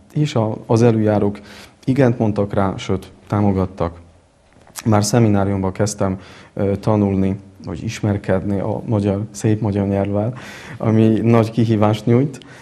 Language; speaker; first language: Hungarian; non-native, fluent; Polish